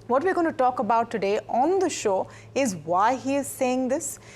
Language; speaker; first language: English; non-native, local second language; Hindi